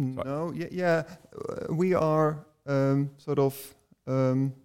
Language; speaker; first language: English; non-native, fluent; Dutch